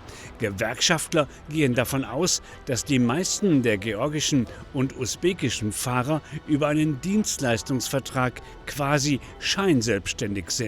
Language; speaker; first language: German; native; German